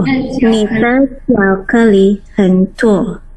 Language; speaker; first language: Chinese; non-native, learner; Indonesian